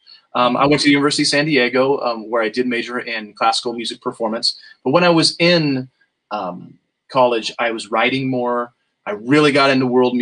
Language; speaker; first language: English; native; English